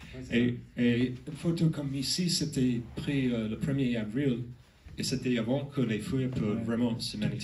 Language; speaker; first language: French; non-native, learner; English